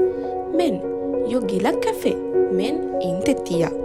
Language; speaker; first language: Swedish; non-native, learner; Sinhala